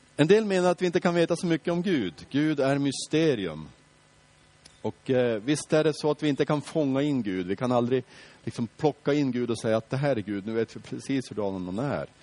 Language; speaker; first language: Swedish; native; Swedish